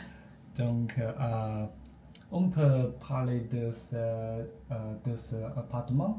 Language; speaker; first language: French; non-native, learner; Chinese